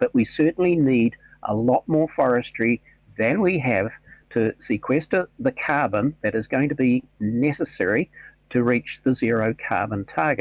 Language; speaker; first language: English; native; English